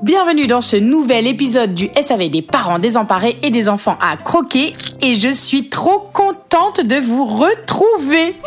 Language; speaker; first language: French; native; French